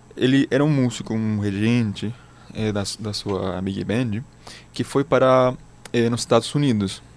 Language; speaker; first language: Portuguese; non-native, fluent; Spanish